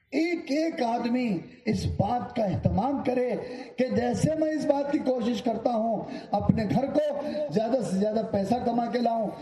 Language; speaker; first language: Urdu; native; Urdu